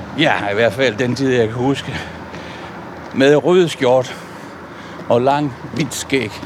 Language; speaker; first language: Danish; non-native, fluent; Italian